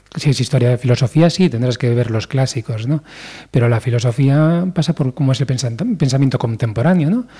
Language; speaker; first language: Spanish; native; Spanish